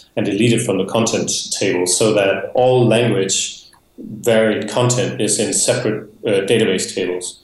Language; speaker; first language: English; non-native, fluent; Danish